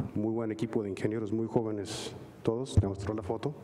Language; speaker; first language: Spanish; native; Spanish